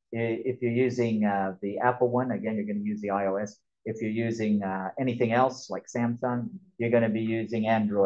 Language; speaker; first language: English; native; English